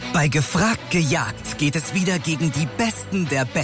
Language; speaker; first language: German; native; German